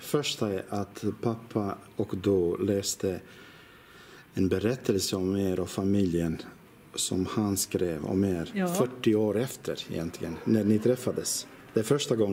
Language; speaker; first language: Swedish; non-native, learner; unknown